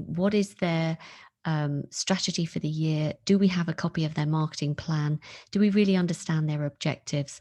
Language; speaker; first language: English; native; English